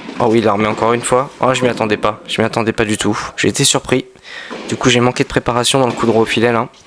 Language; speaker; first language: French; native; French